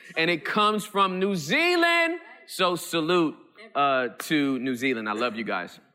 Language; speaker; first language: English; early bilingual, other home language; Yoruba